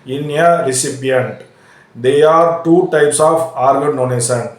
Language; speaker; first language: English; non-native, local second language; Tamil